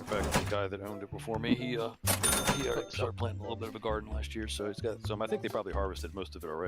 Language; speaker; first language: English; native; English